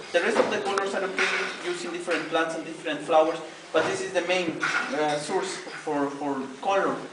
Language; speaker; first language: English; non-native, fluent; Spanish